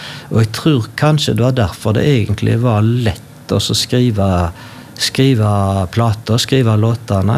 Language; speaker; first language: Norwegian; native; Norwegian